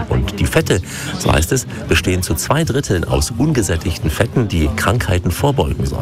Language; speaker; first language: German; native; German